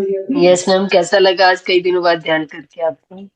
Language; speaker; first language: Hindi; native; Hindi